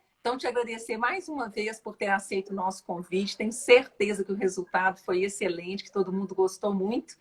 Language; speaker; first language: Portuguese; native; Portuguese